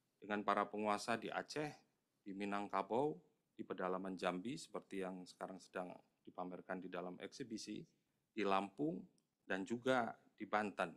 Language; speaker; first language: Indonesian; native; Indonesian